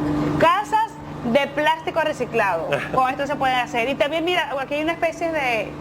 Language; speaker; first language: Spanish; native; Spanish